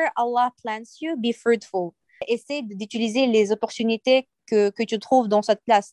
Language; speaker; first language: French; non-native, fluent; Uyghur